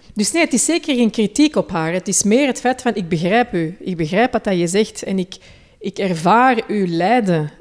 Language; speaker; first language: Dutch; early bilingual, other home language; Hindi